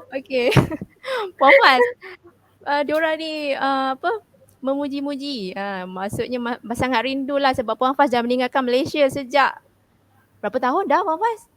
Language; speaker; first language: Malay; native; Malay